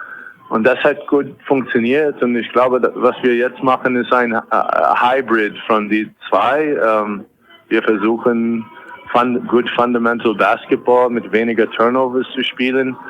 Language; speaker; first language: German; non-native, fluent; English